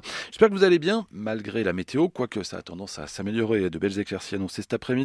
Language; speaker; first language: French; native; French